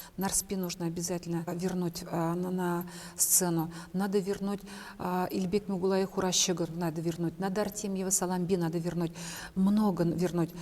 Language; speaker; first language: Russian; non-native, local second language; Chuvash